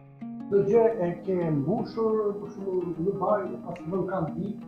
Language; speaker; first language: Albanian; native; Albanian